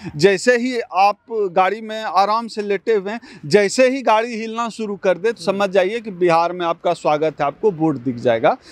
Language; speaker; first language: Hindi; native; Hindi